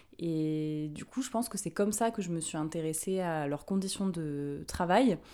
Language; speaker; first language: French; native; French